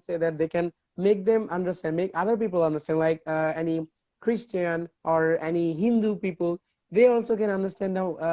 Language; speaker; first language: English; non-native, fluent; Bangla